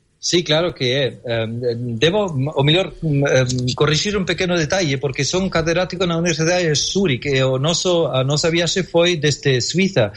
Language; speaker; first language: Galician; non-native, fluent; German